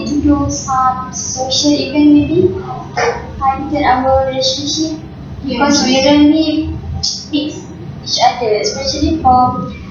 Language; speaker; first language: English; non-native, learner; Malay